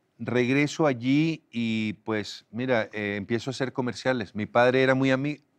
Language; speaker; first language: Spanish; native; Spanish